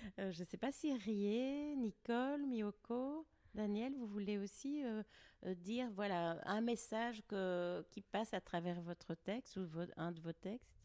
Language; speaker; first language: French; native; French